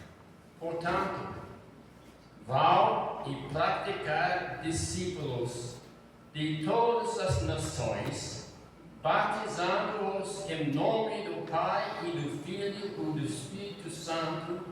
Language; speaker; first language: Portuguese; non-native, fluent; English